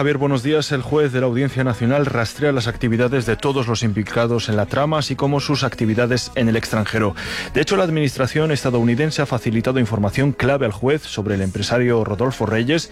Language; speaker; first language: Spanish; native; Spanish